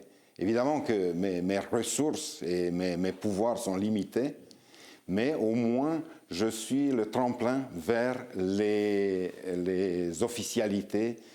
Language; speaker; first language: French; non-native, fluent; Romanian